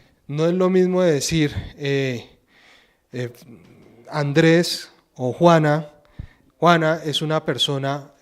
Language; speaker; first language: Spanish; native; Spanish